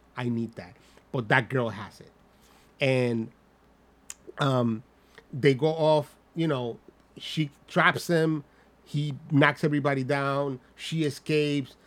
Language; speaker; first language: English; non-native, fluent; Spanish